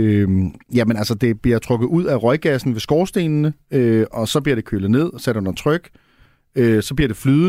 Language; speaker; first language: Danish; native; Danish